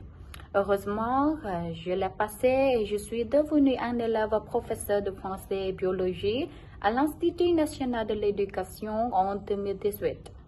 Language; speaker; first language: French; non-native, local second language; Khmer